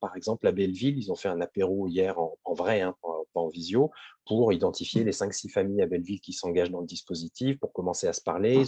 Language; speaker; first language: French; native; French